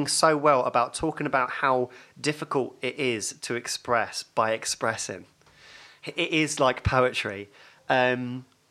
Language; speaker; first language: English; native; English